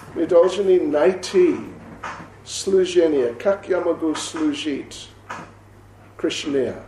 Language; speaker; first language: Russian; non-native, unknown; English